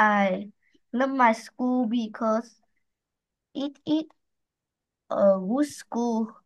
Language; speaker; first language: English; non-native, learner; Vietnamese